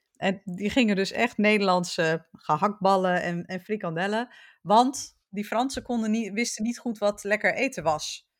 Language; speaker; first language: Dutch; native; Dutch